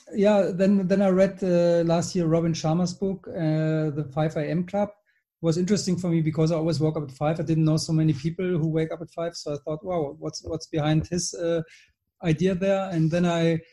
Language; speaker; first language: English; non-native, fluent; German